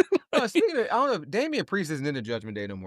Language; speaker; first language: English; native; English